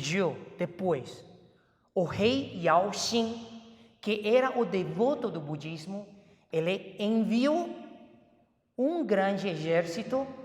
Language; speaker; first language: Portuguese; non-native, fluent; Chinese